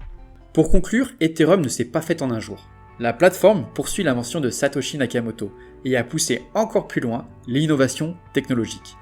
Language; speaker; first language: French; native; French